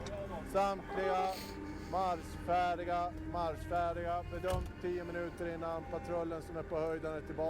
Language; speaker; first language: Swedish; native; Swedish